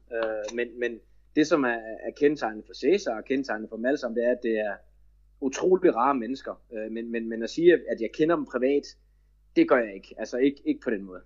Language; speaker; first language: Danish; native; Danish